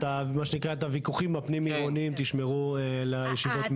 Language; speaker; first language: Hebrew; native; Hebrew